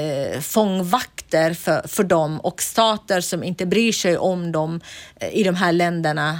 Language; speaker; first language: Swedish; non-native, fluent; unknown